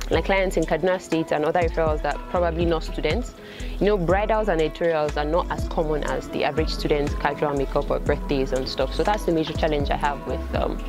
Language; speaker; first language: English; non-native, local second language; Hausa